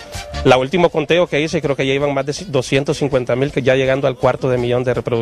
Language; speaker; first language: Spanish; native; Spanish